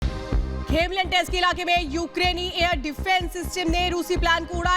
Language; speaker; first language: Hindi; native; Hindi